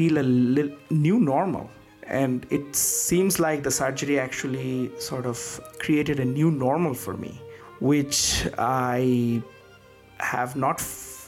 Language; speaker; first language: English; non-native, local second language; Bangla